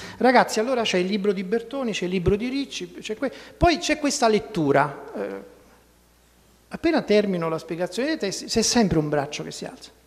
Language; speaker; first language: Italian; native; Italian